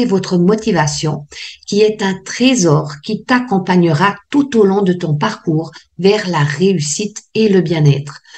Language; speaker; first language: French; native; French